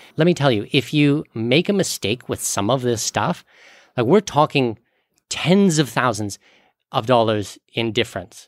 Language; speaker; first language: English; native; English